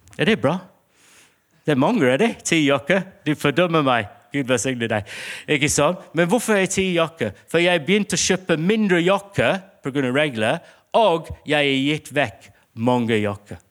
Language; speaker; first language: Norwegian; non-native, fluent; English